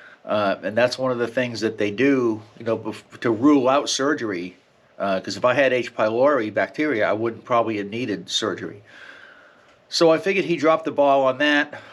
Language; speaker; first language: English; native; English